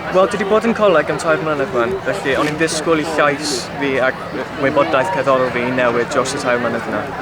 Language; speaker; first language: Welsh; non-native, local second language; English